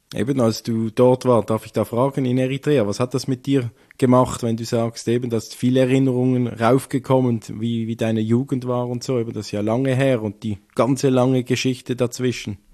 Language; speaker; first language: German; native; German